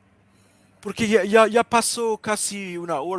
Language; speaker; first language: Spanish; non-native, learner; English